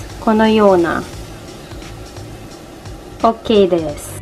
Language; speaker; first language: Japanese; non-native, fluent; Russian